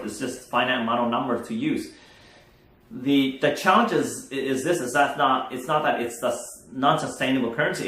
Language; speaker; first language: English; non-native, fluent; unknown